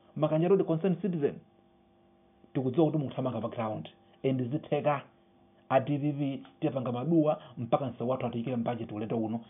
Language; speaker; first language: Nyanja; non-native, local second language; Yao